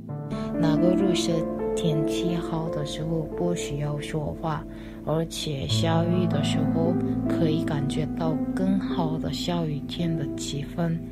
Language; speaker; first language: Chinese; non-native, learner; Korean